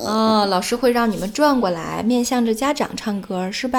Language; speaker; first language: Chinese; native; Chinese